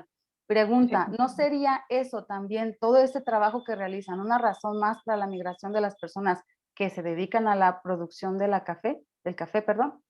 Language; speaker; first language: Spanish; native; Spanish